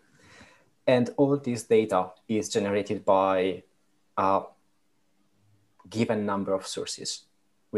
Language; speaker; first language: English; non-native, fluent; Italian